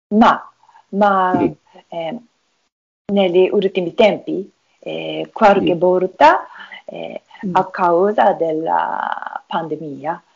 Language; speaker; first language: Italian; non-native, learner; Japanese